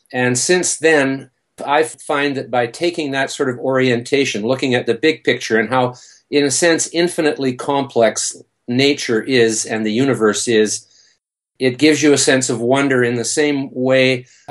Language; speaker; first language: English; native; English